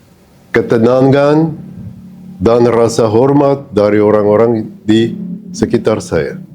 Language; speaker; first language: Indonesian; non-native, fluent; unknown